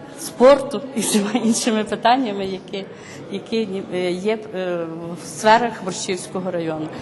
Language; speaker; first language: Ukrainian; native; Ukrainian